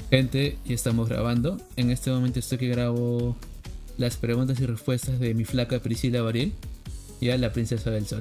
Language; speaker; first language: Spanish; native; Spanish